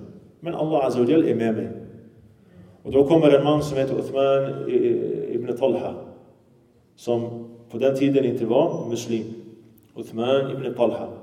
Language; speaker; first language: Swedish; early bilingual, other home language; Arabic